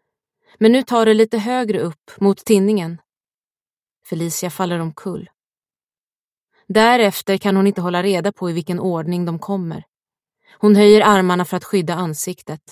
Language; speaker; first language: Swedish; native; Swedish